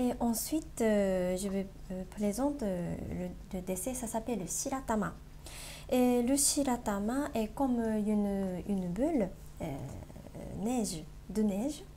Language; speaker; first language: French; non-native, learner; Japanese